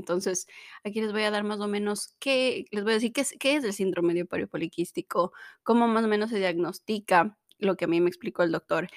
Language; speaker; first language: Spanish; native; Spanish